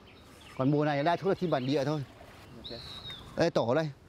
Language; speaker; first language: Vietnamese; native; Vietnamese